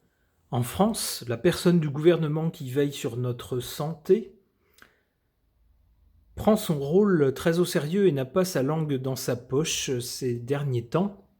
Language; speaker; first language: French; native; French